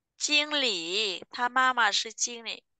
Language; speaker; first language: Chinese; non-native, fluent; Vietnamese